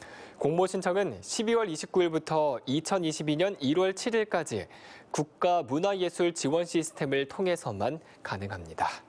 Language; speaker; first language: Korean; native; Korean